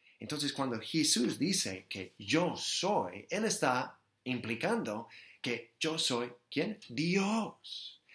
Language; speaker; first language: Spanish; non-native, fluent; English